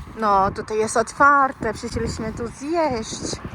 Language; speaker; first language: Polish; non-native, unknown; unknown